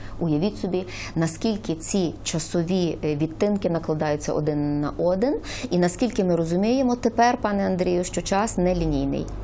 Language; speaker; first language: Ukrainian; native; Ukrainian